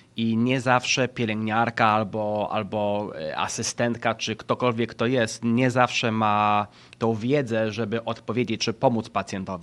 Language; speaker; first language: Polish; early bilingual, heritage; Polish